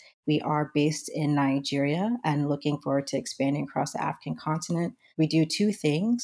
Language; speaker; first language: English; native; English